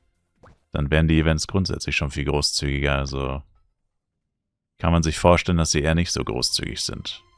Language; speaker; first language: German; native; German